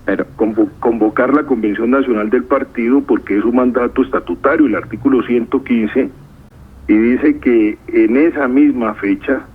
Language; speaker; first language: Spanish; native; Spanish